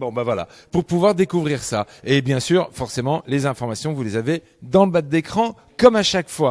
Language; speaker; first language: French; native; French